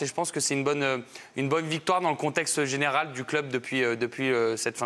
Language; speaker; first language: French; native; French